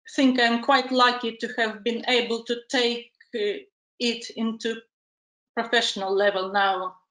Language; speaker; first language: English; non-native, fluent; Ukrainian